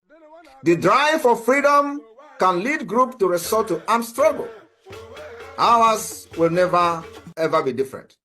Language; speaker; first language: English; non-native, local second language; Igbo